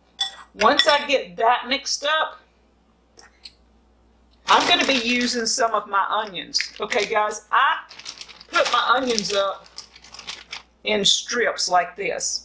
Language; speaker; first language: English; native; English